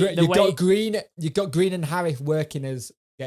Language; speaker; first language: English; native; English